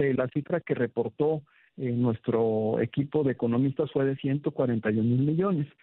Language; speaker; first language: Spanish; native; Spanish